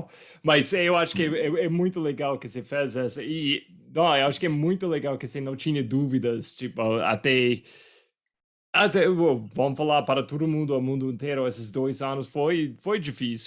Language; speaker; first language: Portuguese; non-native, fluent; English